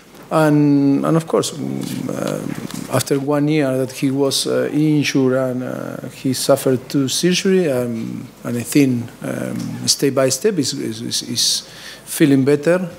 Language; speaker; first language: English; non-native, fluent; Spanish